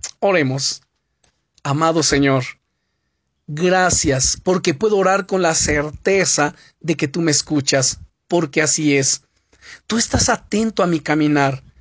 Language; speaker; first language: Spanish; native; Spanish